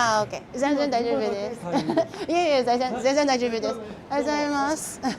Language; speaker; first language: Japanese; non-native, learner; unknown